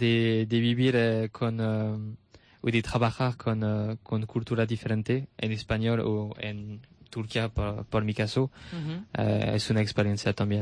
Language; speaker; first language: Spanish; non-native, learner; French